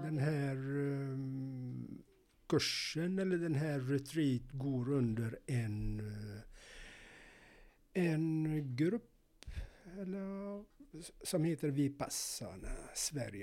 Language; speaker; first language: Swedish; non-native, fluent; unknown